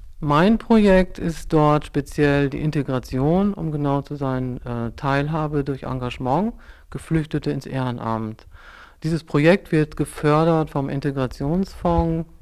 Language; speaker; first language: German; native; German